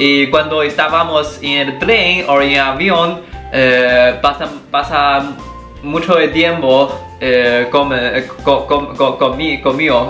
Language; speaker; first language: Spanish; non-native, learner; Chinese